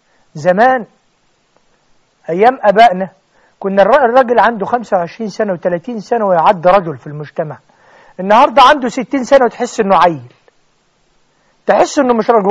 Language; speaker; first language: Arabic; native; Arabic